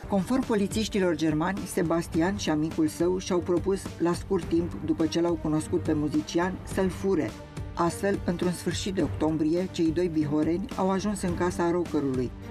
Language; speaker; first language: Romanian; native; Romanian